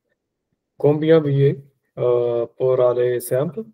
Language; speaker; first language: French; non-native, learner; Punjabi